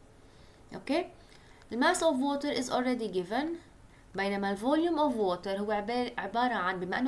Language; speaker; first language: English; non-native, local second language; Arabic